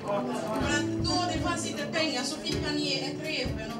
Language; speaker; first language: Swedish; non-native, fluent; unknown